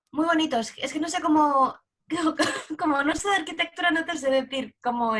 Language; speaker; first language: Spanish; native; Spanish